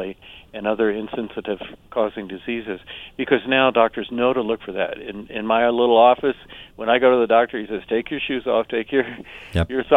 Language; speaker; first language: English; native; English